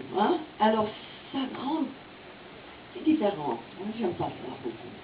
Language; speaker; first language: French; non-native, fluent; English